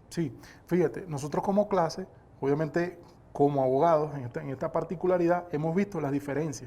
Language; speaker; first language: Spanish; native; Spanish